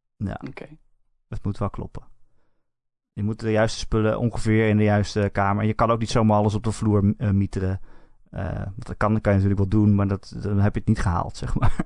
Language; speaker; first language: Dutch; native; Dutch